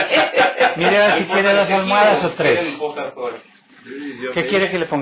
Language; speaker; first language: Spanish; native; Spanish